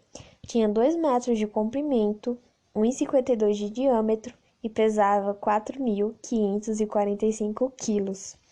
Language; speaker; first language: Portuguese; native; Portuguese